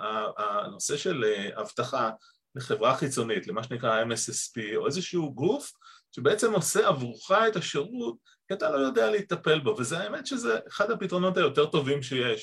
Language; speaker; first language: Hebrew; native; Hebrew